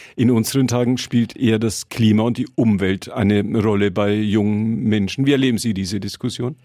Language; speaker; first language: German; native; German